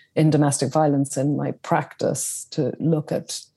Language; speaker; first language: English; native; English